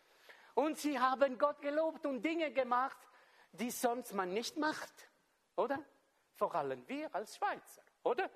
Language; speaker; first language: German; non-native, fluent; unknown